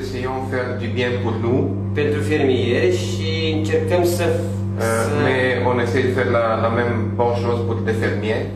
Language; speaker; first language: French; non-native, fluent; Romanian